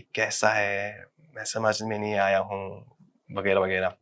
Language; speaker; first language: Hindi; non-native, fluent; Dutch